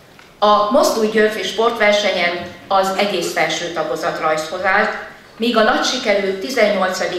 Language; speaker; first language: Hungarian; native; Hungarian